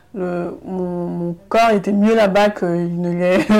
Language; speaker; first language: French; native; French